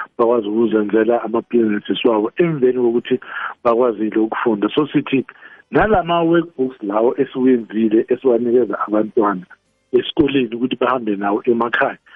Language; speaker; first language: Zulu; non-native, local second language; South Ndebele